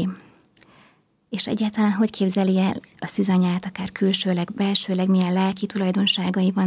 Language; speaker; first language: Hungarian; native; Hungarian